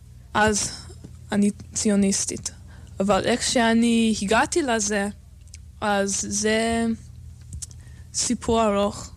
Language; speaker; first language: Hebrew; non-native, learner; English